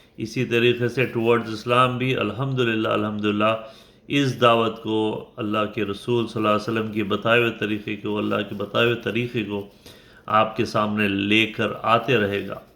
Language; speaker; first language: Urdu; native; Urdu